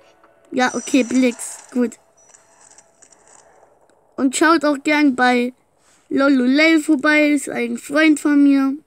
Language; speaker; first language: German; native; German